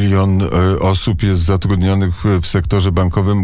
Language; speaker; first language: Polish; native; Polish